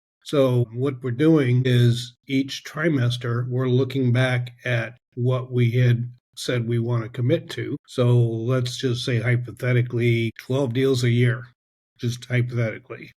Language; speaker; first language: English; native; English